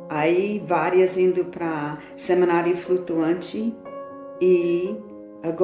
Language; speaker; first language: Portuguese; non-native, fluent; English